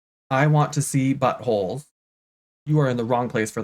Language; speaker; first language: English; native; English